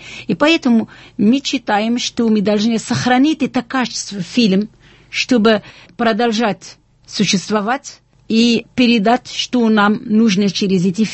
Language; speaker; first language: Russian; non-native, fluent; Arabic